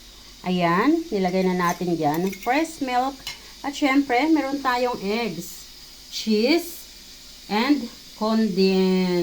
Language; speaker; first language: Filipino; native; Filipino